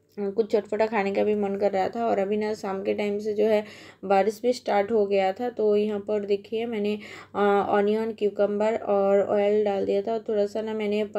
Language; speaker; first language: Hindi; non-native, local second language; Bangla